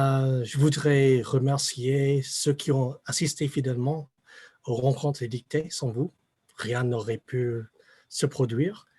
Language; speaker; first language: French; non-native, fluent; English